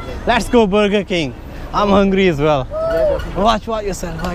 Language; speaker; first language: English; non-native, local second language; Urdu